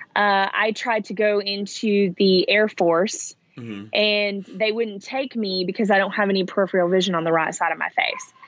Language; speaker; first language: English; early bilingual, other home language; Italian